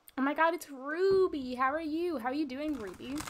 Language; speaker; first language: English; native; English